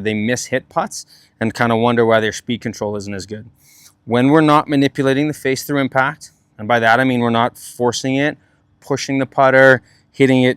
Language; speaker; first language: English; native; English